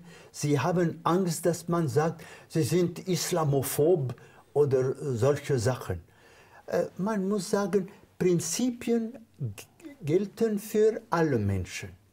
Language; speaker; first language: German; non-native, fluent; Arabic